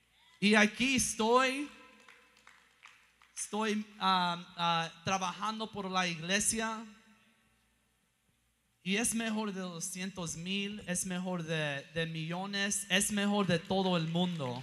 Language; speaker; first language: Spanish; early bilingual, heritage; English